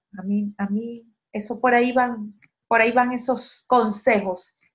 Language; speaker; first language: Spanish; native; Spanish